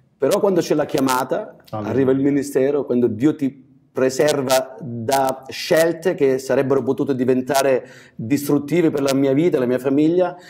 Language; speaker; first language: Italian; native; Italian